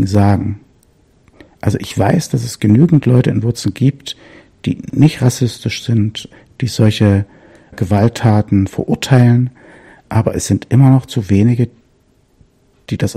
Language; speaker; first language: German; native; German